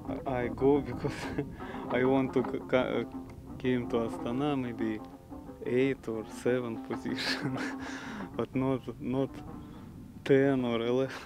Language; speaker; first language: English; non-native, learner; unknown